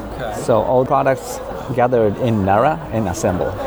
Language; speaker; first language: English; non-native, fluent; Japanese